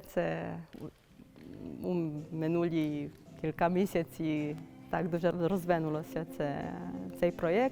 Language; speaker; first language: Ukrainian; early bilingual, heritage; Ukrainian